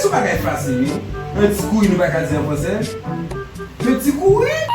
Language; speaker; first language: French; non-native, learner; Haitian Creole